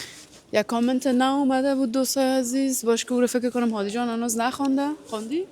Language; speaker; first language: Persian; native; Persian